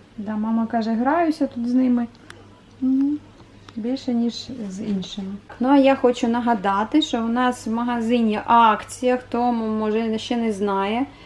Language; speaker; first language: Ukrainian; non-native, local second language; Russian